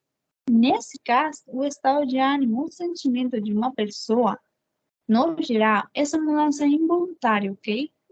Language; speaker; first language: Portuguese; non-native, fluent; Spanish